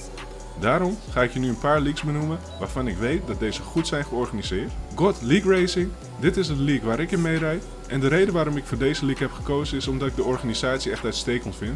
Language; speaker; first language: Dutch; native; Dutch